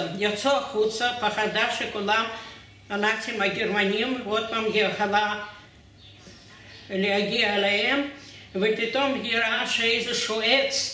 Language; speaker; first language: Hebrew; non-native, fluent; Russian